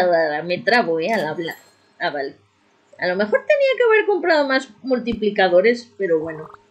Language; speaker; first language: Spanish; native; Spanish